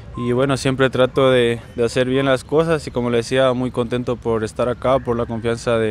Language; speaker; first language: Spanish; native; Spanish